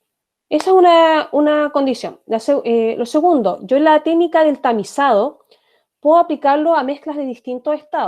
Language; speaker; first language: Spanish; native; Spanish